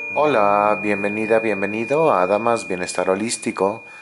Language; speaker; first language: Spanish; native; Spanish